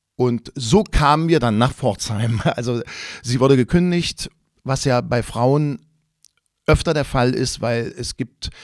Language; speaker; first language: German; native; German